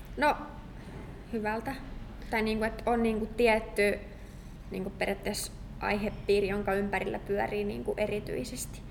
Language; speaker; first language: Finnish; native; Finnish